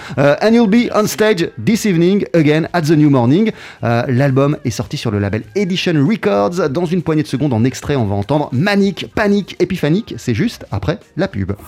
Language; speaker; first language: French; native; French